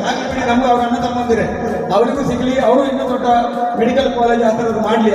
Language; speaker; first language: Kannada; non-native, local second language; Malayalam